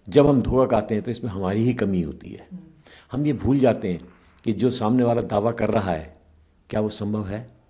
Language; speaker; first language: Hindi; native; Hindi